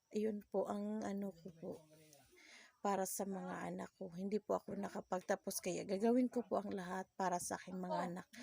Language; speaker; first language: Filipino; non-native, local second language; Cebuano